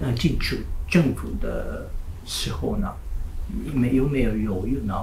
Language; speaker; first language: Chinese; non-native, learner; Japanese